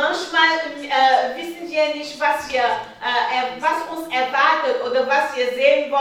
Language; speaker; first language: German; non-native, learner; French